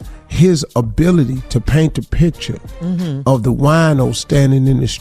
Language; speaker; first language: English; native; English